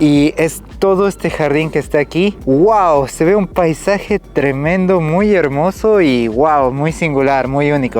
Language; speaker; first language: Spanish; native; Spanish